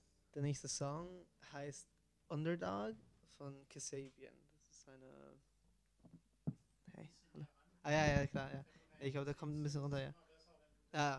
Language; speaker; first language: German; non-native, fluent; Italian